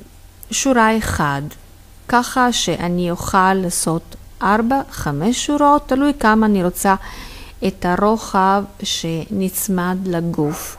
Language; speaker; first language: Hebrew; non-native, fluent; Italian